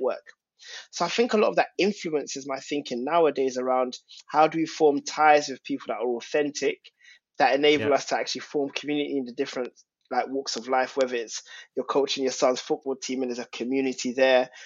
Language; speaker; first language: English; native; English